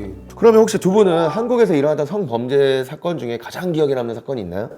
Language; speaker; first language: Korean; native; Korean